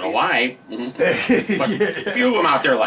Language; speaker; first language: English; native; English